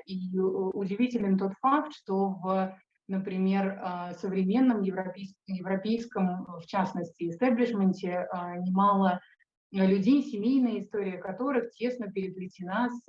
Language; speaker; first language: Russian; native; Russian